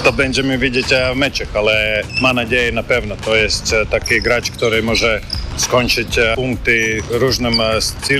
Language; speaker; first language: Polish; non-native, learner; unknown